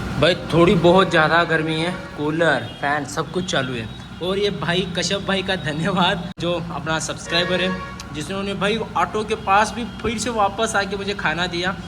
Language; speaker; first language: Hindi; non-native, local second language; Kannada